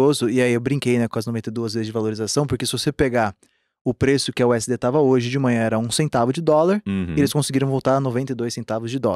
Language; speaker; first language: Portuguese; native; Portuguese